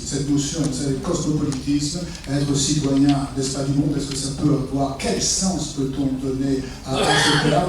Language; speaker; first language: French; native; French